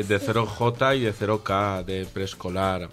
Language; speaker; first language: Spanish; native; Spanish